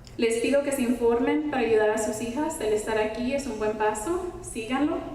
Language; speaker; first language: Spanish; early bilingual, heritage; Spanish